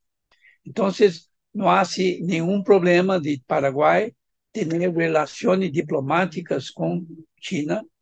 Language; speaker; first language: Spanish; non-native, fluent; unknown